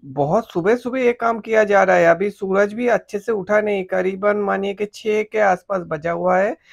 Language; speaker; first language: Hindi; native; Hindi